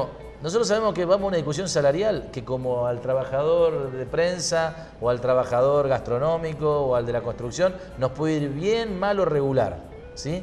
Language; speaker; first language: Spanish; native; Spanish